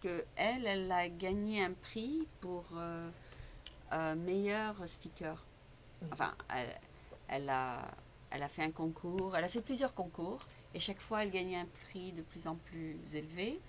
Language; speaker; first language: French; native; French